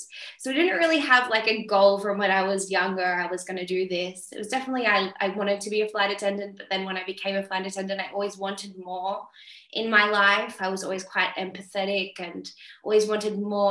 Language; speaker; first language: English; native; English